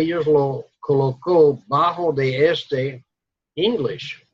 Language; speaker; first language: Spanish; non-native, fluent; English